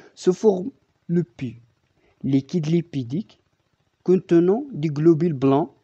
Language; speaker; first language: French; non-native, local second language; Arabic